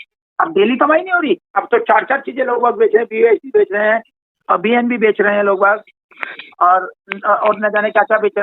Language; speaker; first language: Hindi; native; Hindi